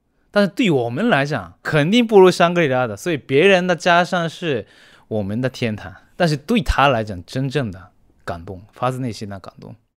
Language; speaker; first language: Chinese; non-native, fluent; Japanese